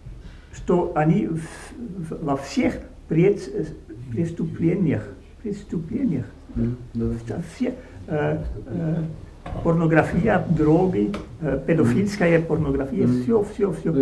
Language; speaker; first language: Russian; non-native, learner; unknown